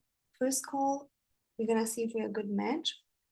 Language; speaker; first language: English; non-native, fluent; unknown